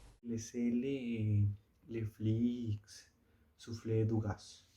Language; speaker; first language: French; non-native, learner; Spanish